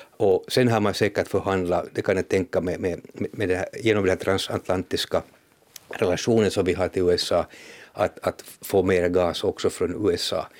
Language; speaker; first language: Swedish; native; Swedish